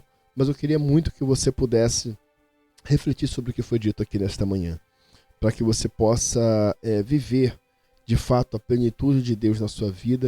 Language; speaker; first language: Portuguese; native; Portuguese